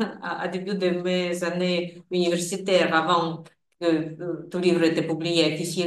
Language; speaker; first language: French; non-native, fluent; Russian